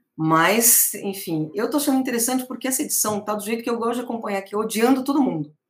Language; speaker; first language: Portuguese; early bilingual, other home language; Spanish